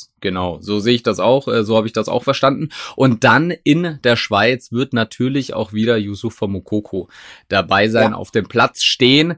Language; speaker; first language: German; native; German